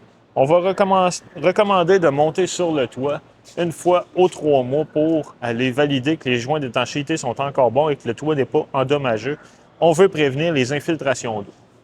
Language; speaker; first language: French; native; French